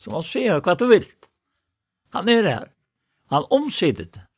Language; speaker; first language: Danish; non-native, local second language; Faroese